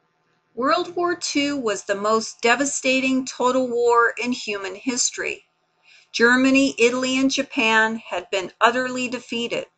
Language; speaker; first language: English; native; English